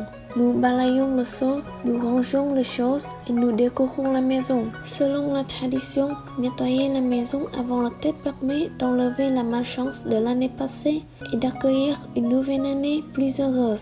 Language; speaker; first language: French; non-native, learner; Vietnamese